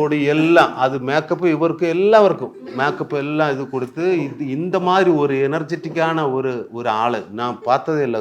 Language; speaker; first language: Tamil; non-native, learner; Malayalam